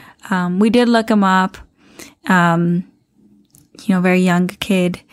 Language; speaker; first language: English; early bilingual, other home language; Spanish